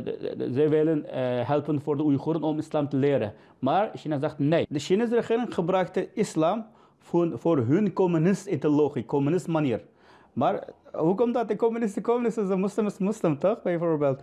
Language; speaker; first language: Dutch; non-native, learner; Uyghur